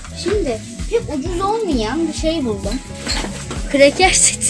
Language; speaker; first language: Turkish; early bilingual, heritage; Turkish